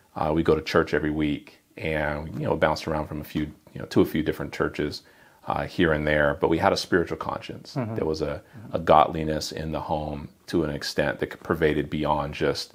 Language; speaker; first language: English; native; English